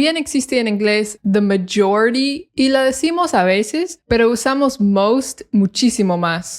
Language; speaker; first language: Spanish; non-native, fluent; English